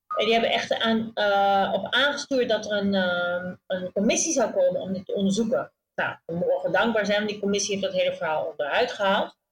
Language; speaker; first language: Dutch; native; Dutch